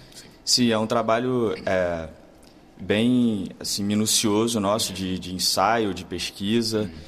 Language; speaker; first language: Portuguese; native; Portuguese